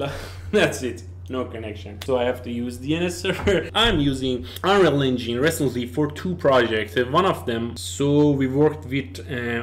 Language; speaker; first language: English; non-native, learner; Persian